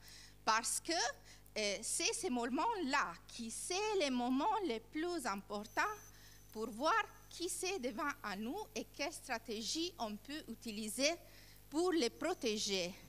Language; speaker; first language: French; non-native, learner; Italian